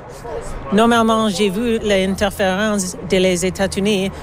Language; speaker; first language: French; non-native, learner; English